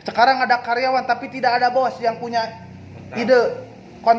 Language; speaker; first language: Indonesian; native; Indonesian